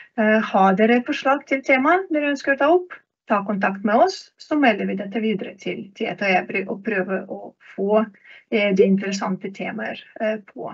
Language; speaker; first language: Norwegian; non-native, fluent; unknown